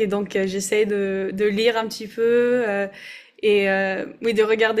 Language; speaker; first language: French; non-native, learner; English